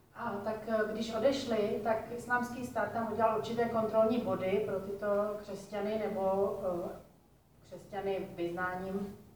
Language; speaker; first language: Czech; native; Czech